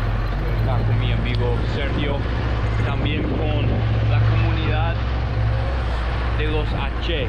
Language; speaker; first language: Spanish; non-native, fluent; English